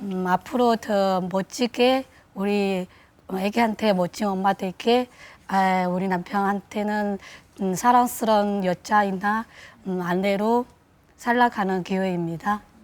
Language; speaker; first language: Korean; non-native, learner; Chinese